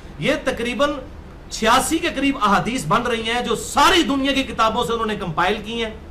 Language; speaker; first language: Urdu; non-native, local second language; Punjabi